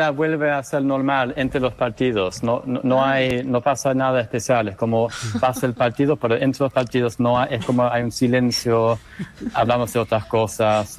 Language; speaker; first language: Spanish; non-native, fluent; English